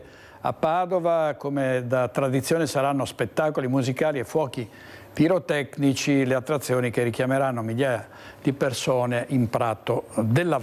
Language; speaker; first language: Italian; native; Italian